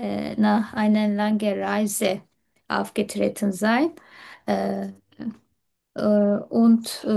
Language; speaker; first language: German; non-native, fluent; Turkish